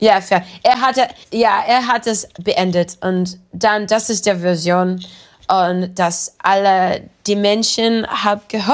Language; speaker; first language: German; non-native, learner; English